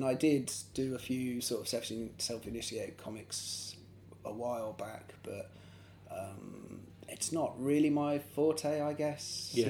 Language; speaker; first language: English; native; English